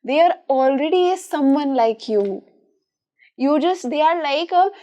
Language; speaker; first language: English; non-native, local second language; Hindi